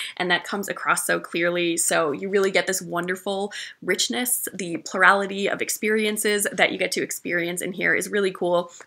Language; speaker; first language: English; native; English